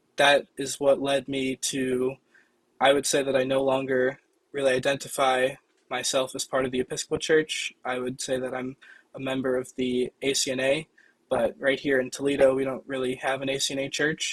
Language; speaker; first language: English; native; English